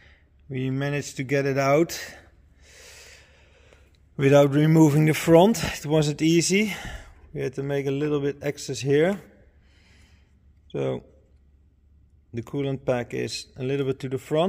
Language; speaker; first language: English; non-native, fluent; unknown